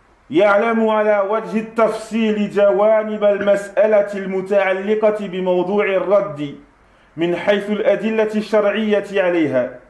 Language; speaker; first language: Arabic; non-native, fluent; French